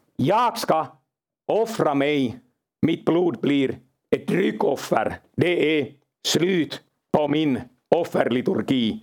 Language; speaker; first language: Swedish; non-native, local second language; Finnish